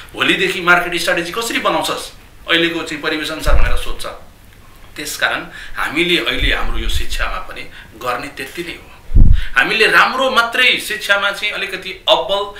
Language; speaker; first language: Nepali; native; Nepali